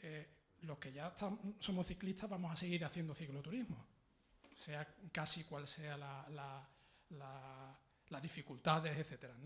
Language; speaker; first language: Spanish; native; Spanish